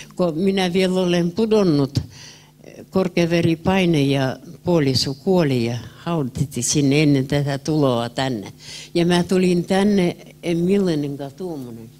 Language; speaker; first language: Finnish; early bilingual, heritage; Finnish